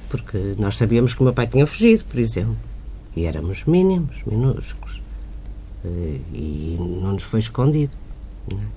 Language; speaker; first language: Portuguese; native; Portuguese